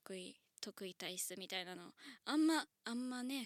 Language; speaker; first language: Japanese; native; Japanese